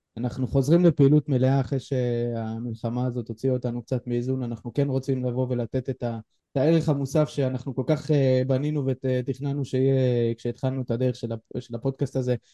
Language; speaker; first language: Hebrew; native; Hebrew